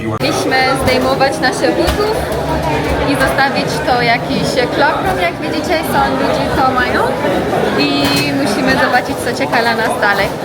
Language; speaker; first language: Polish; non-native, learner; Persian